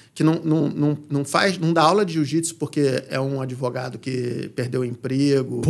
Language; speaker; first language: Portuguese; native; Portuguese